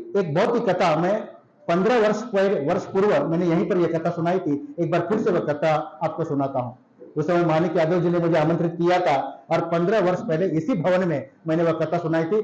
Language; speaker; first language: Hindi; non-native, local second language; Marathi